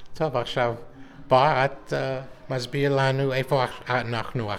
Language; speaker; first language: Hebrew; non-native, learner; English